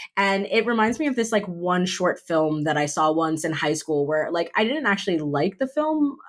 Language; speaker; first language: English; native; English